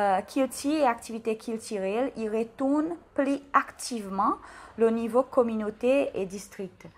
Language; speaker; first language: French; non-native, local second language; Seselwa Creole French